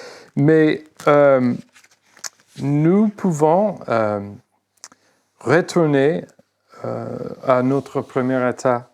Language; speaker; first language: French; non-native, fluent; English